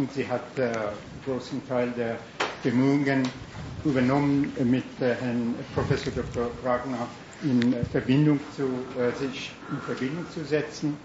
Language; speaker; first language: German; non-native, fluent; Persian